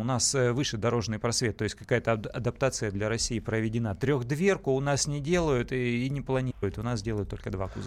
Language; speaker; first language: Russian; native; Russian